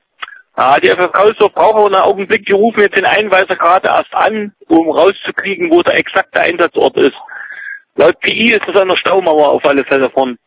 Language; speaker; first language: German; native; German